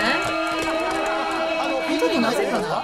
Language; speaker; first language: Japanese; non-native, learner; English